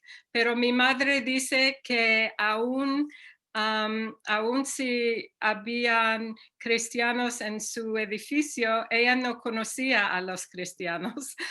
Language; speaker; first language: Spanish; non-native, fluent; English